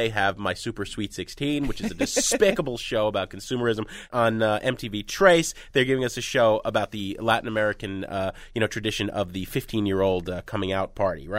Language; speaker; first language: English; native; English